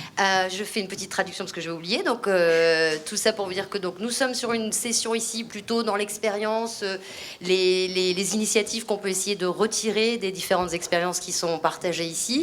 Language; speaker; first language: French; native; French